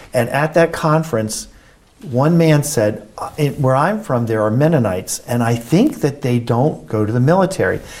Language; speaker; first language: English; native; English